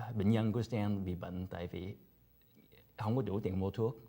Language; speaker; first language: Vietnamese; early bilingual, heritage; Vietnamese